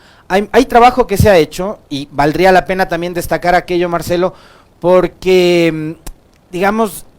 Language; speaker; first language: Spanish; native; Spanish